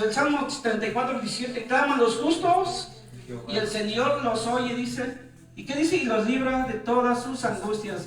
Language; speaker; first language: Spanish; native; Spanish